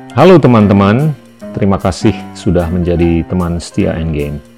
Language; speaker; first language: Indonesian; native; Indonesian